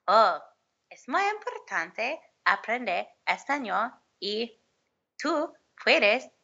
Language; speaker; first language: Spanish; non-native, learner; English